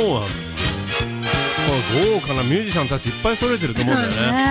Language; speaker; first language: Japanese; native; Japanese